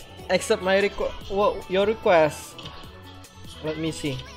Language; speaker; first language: English; non-native, learner; Indonesian